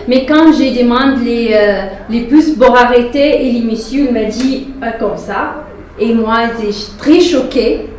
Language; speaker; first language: French; non-native, learner; Arabic